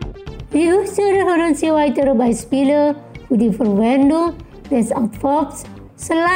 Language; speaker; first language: German; non-native, local second language; Indonesian